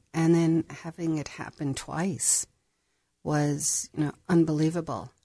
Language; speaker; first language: English; native; English